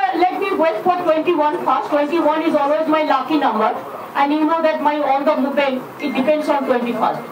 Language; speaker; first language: English; non-native, local second language; Bangla